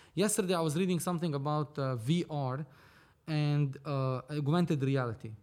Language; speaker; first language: English; non-native, fluent; Arabic